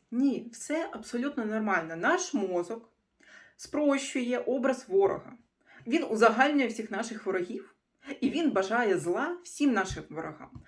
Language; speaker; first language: Ukrainian; non-native, local second language; Russian